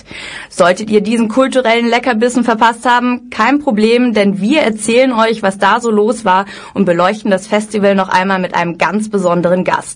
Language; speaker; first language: German; native; German